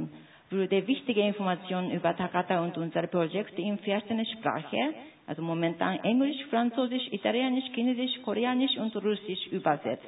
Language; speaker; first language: German; non-native, fluent; Japanese